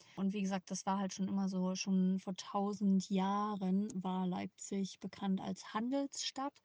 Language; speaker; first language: German; native; German